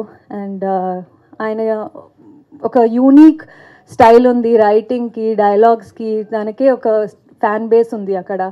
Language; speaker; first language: Telugu; non-native, fluent; Kannada